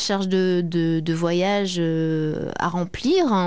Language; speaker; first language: French; native; French